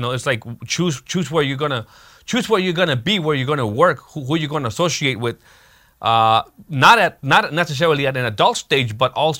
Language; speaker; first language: English; early bilingual, other home language; Spanish